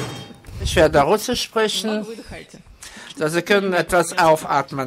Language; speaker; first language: German; non-native, fluent; Russian